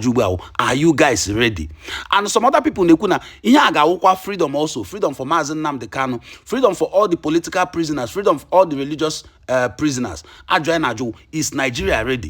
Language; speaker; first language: English; non-native, local second language; Igbo